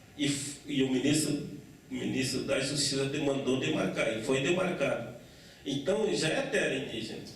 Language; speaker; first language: Portuguese; non-native, local second language; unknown